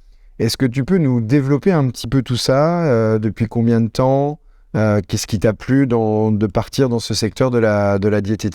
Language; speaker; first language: French; native; French